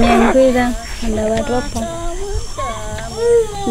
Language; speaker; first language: Spanish; non-native, local second language; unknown